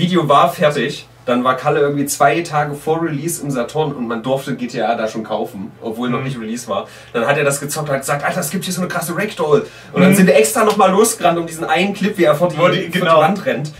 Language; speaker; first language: German; native; German